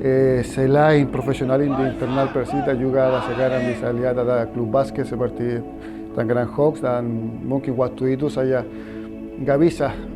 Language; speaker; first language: Indonesian; non-native, fluent; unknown